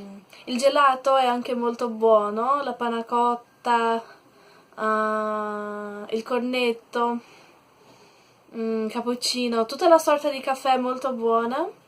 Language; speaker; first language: Italian; non-native, learner; Portuguese